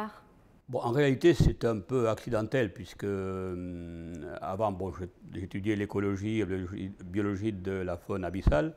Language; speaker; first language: French; native; French